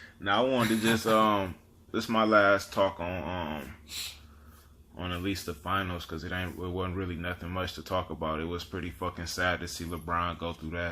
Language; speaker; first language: English; native; English